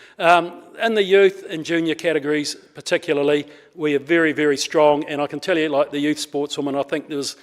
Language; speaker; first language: English; native; English